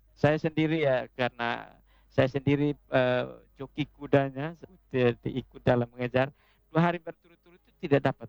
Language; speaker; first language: Indonesian; non-native, local second language; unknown